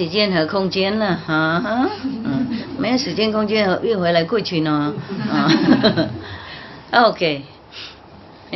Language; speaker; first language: Chinese; non-native, fluent; Vietnamese